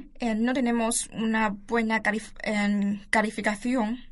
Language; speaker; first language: Spanish; non-native, learner; Chinese